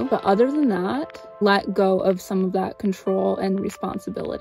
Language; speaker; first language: English; native; English